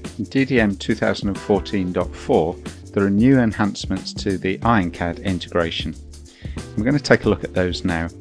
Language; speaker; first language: English; native; English